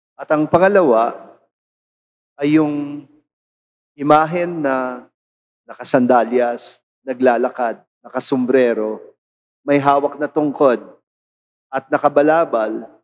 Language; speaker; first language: Filipino; non-native, local second language; Pampanga